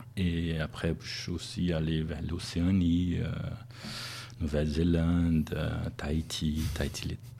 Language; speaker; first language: French; non-native, fluent; Portuguese